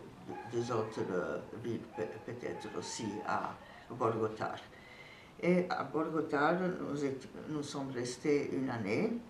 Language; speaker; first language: French; non-native, fluent; Serbian